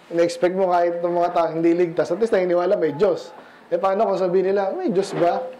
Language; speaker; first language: Filipino; native; Filipino